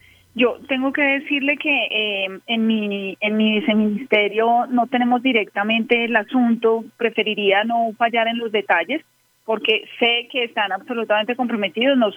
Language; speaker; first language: Spanish; native; Spanish